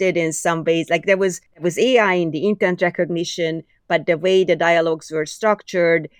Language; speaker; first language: English; non-native, fluent; Hungarian